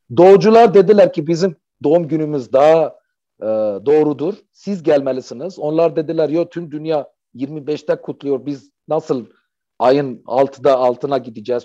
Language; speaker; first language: Turkish; non-native, fluent; Arabic